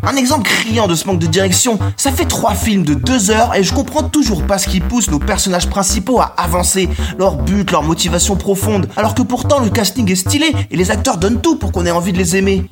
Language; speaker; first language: French; native; French